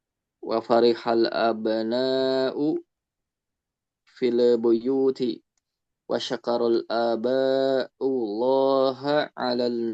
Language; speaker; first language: Arabic; non-native, learner; Indonesian